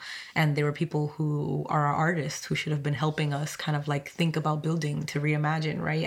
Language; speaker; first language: English; non-native, fluent; Spanish